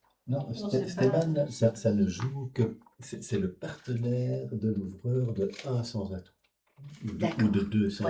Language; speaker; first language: French; native; French